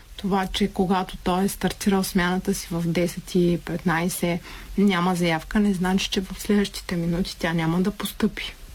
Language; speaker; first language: Bulgarian; native; Bulgarian